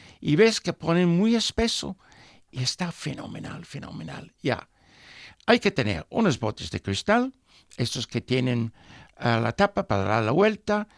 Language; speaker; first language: Spanish; non-native, fluent; English